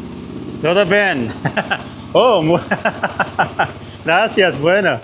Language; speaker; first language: Spanish; non-native, learner; Urdu